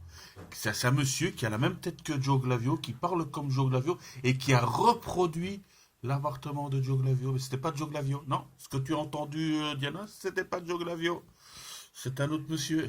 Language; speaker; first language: French; native; French